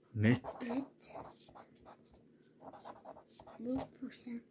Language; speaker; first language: French; non-native, learner; Arabic